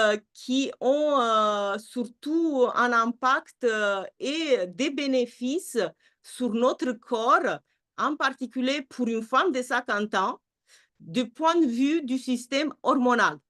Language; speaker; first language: French; non-native, fluent; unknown